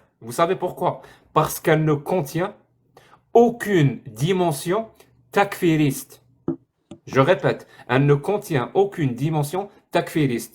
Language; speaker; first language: French; native; French